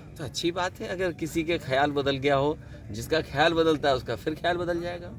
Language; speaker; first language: Hindi; native; Hindi